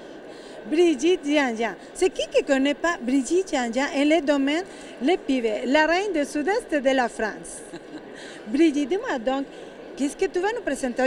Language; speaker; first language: French; non-native, fluent; Spanish